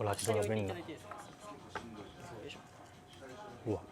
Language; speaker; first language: Japanese; non-native, learner; Chinese